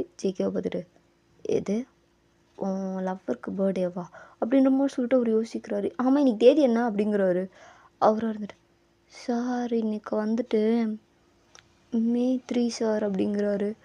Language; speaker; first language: Tamil; native; Tamil